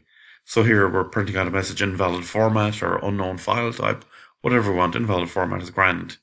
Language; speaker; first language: English; native; English